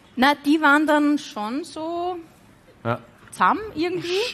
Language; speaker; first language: German; native; German